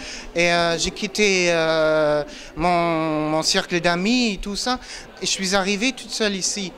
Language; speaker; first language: French; non-native, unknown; German